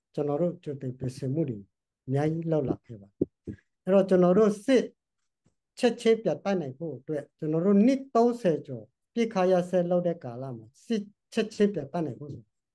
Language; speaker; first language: Burmese; non-native, local second language; Karen languages